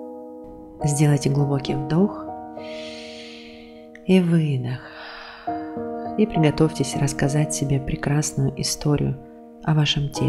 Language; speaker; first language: Russian; native; Russian